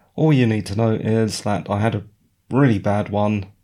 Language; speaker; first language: English; native; English